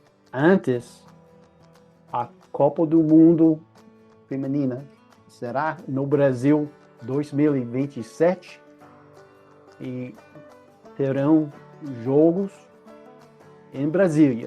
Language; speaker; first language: Portuguese; non-native, fluent; English